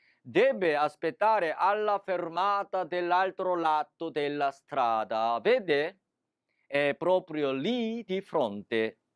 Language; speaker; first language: Italian; non-native, fluent; Korean